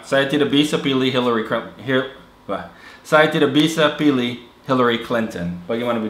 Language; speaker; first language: Indonesian; non-native, fluent; English